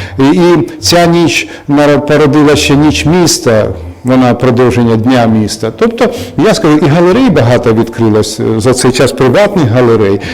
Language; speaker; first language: Ukrainian; non-native, local second language; Russian